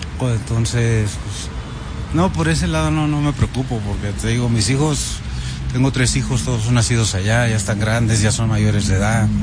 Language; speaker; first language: Spanish; early bilingual, heritage; Spanish